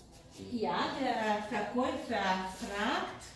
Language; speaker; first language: German; non-native, fluent; Hungarian